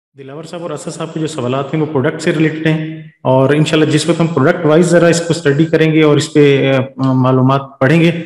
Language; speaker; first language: Urdu; native; Urdu